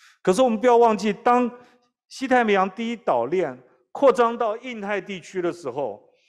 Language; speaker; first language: Chinese; native; Chinese